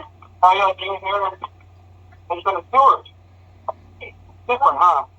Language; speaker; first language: English; native; English